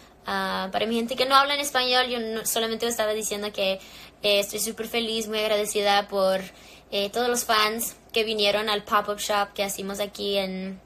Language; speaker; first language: Spanish; early bilingual, heritage; English